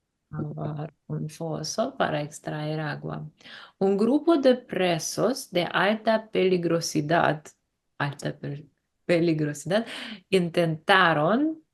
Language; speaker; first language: Spanish; non-native, learner; English